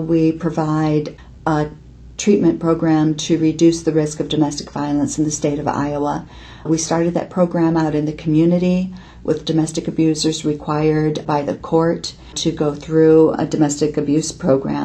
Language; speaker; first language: English; native; English